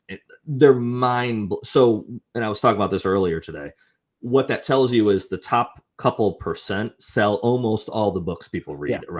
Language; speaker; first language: English; native; English